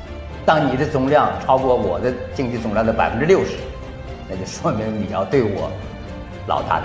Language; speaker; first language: Chinese; native; Chinese